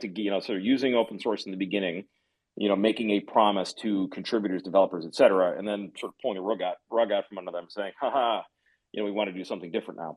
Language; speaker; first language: English; native; English